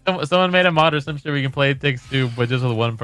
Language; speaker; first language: English; native; English